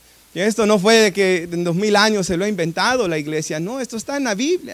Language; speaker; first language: Spanish; native; Spanish